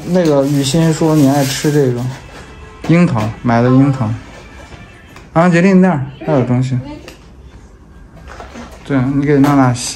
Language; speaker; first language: Chinese; native; Chinese